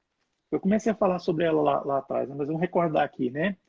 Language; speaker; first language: Portuguese; native; Portuguese